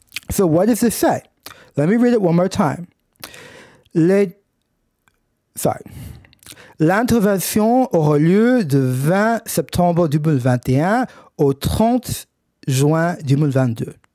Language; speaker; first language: French; non-native, fluent; English